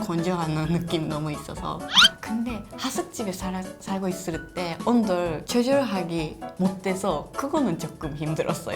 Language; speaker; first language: Korean; non-native, learner; Japanese